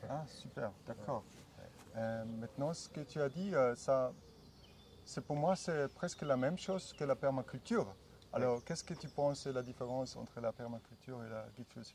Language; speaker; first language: French; non-native, fluent; German